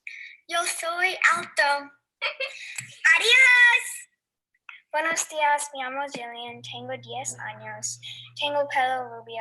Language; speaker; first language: Spanish; non-native, learner; English